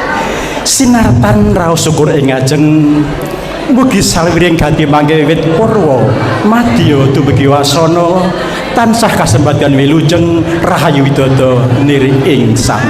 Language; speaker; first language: Indonesian; native; Indonesian